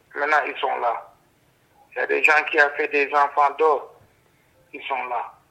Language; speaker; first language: French; non-native, local second language; Wolof